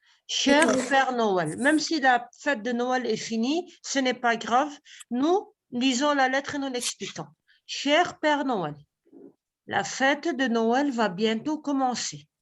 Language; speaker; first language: French; non-native, local second language; Arabic